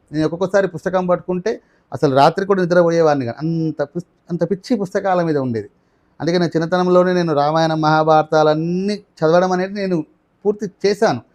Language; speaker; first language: Telugu; non-native, local second language; Marathi